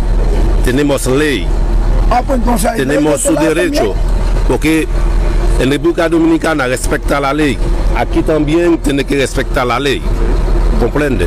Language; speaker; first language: Spanish; non-native, local second language; Haitian Creole